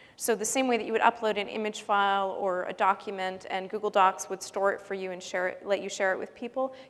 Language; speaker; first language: English; native; English